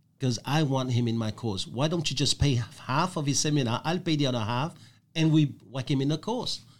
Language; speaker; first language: English; non-native, fluent; French